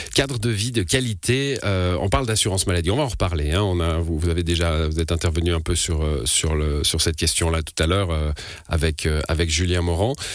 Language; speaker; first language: French; native; French